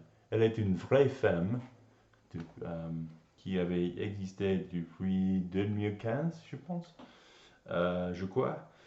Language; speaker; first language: French; non-native, learner; English